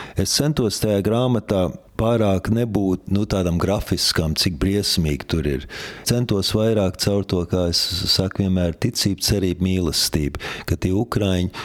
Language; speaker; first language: Latvian; early bilingual, heritage; Latvian